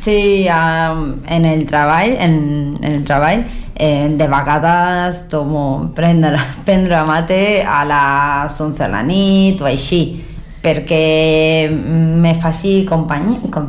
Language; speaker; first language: Catalan; non-native, learner; Spanish